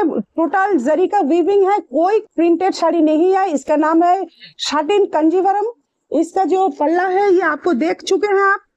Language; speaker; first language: Hindi; non-native, local second language; Bangla